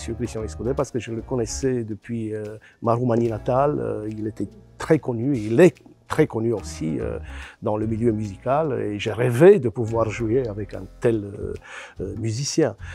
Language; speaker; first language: French; non-native, fluent; Romanian